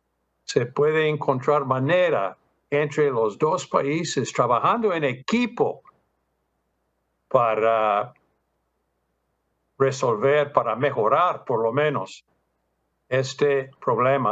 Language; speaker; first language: Spanish; non-native, fluent; English